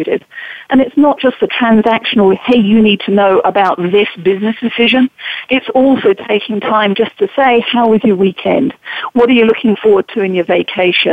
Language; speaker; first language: English; native; English